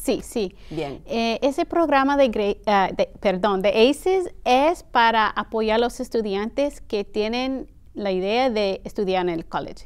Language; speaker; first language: Spanish; early bilingual, heritage; Spanish